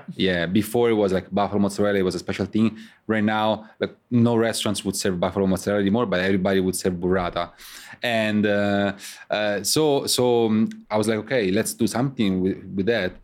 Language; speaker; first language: English; non-native, fluent; Italian